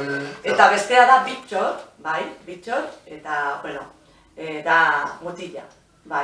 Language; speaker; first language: Basque; non-native, local second language; Spanish